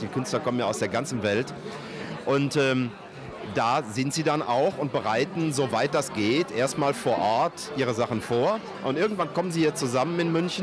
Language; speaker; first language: German; native; German